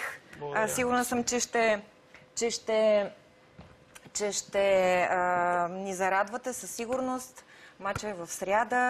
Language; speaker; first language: Bulgarian; native; Bulgarian